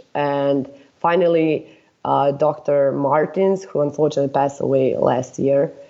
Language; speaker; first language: English; non-native, fluent; Serbian